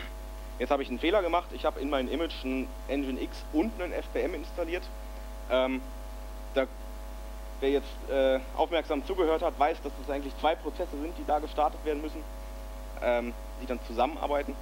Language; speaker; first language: German; native; German